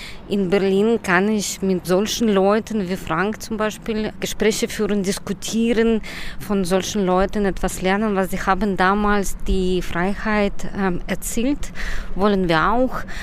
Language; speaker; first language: German; non-native, fluent; Russian